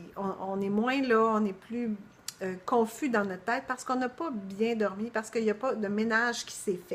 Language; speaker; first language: French; native; French